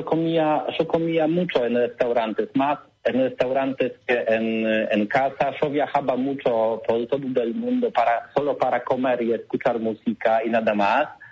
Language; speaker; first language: Spanish; non-native, learner; Polish